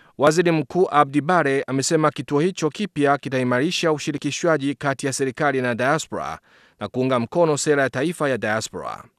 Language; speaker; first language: Swahili; non-native, fluent; Chinese